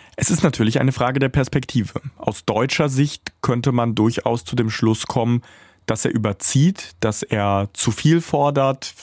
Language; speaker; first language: German; early bilingual, other home language; Russian